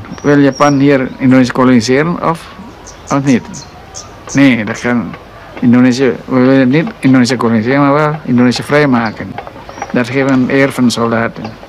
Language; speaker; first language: Dutch; non-native, local second language; Indonesian